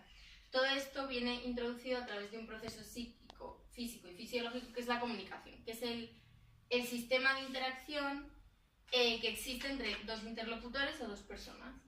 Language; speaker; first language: Spanish; native; Spanish